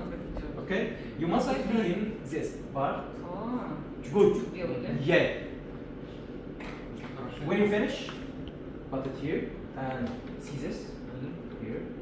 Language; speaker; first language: English; non-native, learner; Arabic